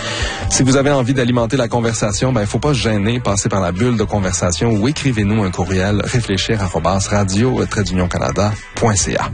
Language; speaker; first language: French; native; French